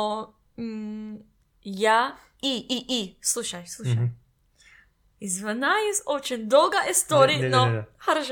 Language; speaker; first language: Russian; non-native, learner; English